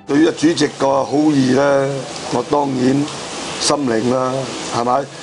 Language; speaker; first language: Cantonese; native; Cantonese